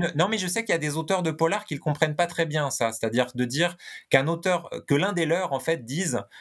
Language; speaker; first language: French; native; French